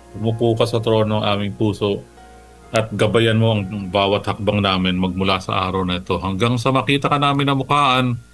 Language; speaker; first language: Filipino; non-native, local second language; Bikol